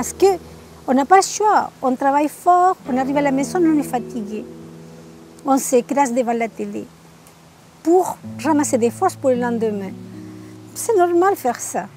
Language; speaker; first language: French; native; French